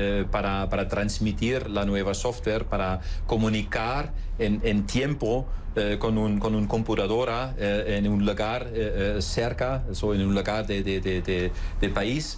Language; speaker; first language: Spanish; non-native, fluent; German